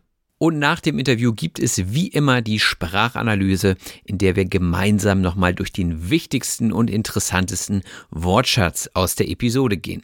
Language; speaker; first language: German; native; German